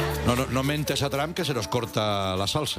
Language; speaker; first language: Spanish; native; Spanish